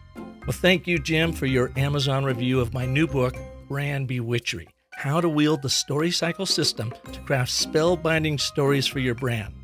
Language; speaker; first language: English; native; English